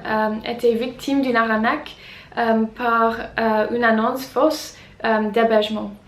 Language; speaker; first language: French; non-native, fluent; English